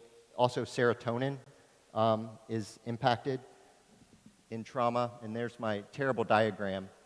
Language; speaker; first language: English; native; English